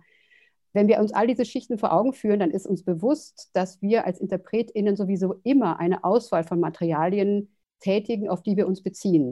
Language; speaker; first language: German; native; German